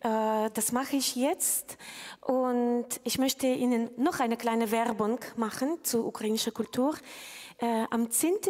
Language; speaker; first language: German; non-native, fluent; Ukrainian